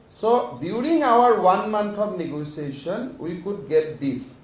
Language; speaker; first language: English; non-native, local second language; Assamese